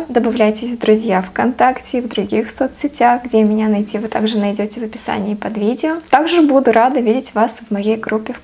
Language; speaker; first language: Russian; native; Russian